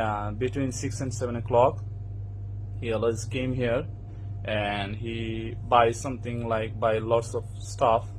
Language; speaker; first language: English; non-native, learner; Bangla